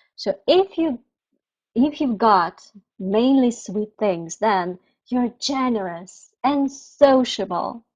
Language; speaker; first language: English; non-native, fluent; Russian